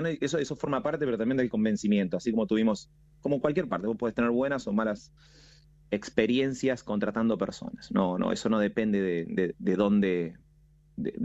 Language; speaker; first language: Spanish; native; Spanish